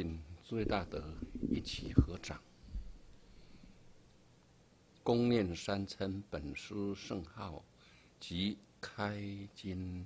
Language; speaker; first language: Chinese; native; Chinese